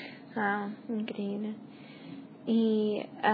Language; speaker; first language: Spanish; non-native, learner; English